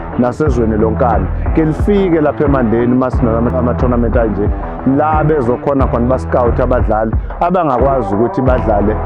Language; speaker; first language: Zulu; native; Zulu